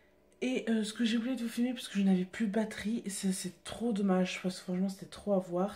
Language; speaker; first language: French; native; French